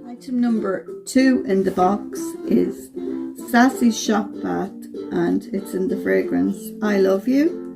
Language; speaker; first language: English; native; English